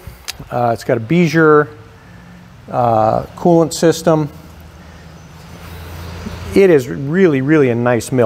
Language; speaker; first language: English; native; English